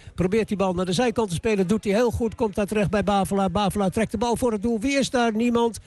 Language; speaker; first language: Dutch; native; Dutch